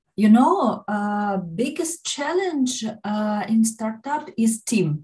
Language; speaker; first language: English; non-native, learner; Ukrainian